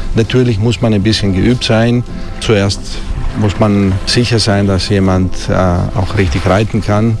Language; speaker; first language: German; non-native, fluent; Italian